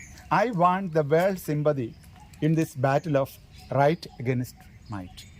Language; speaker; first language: English; non-native, local second language; Malayalam